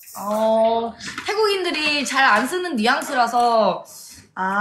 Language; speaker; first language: Korean; non-native, fluent; Thai